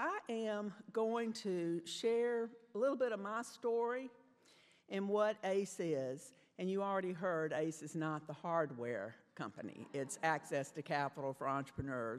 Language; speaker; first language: English; native; English